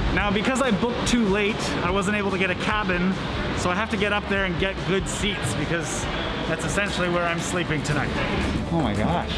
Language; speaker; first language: English; native; English